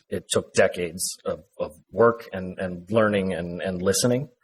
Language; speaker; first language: English; native; English